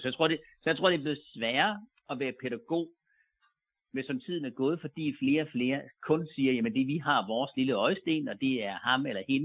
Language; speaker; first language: Danish; native; Danish